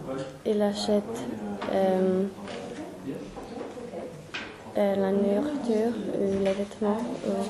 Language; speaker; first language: French; non-native, learner; English